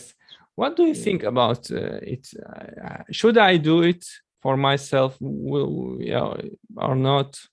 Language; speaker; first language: English; non-native, learner; Chechen